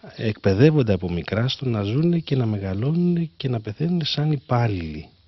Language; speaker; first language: Greek; native; Greek